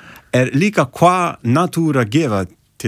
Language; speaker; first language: Icelandic; non-native, learner; Italian